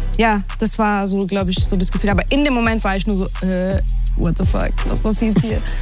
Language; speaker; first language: German; early bilingual, other home language; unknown